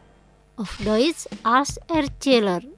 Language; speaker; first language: German; non-native, learner; Indonesian